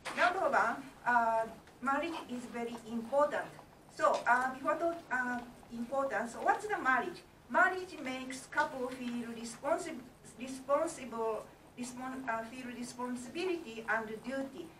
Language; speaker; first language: English; non-native, learner; Japanese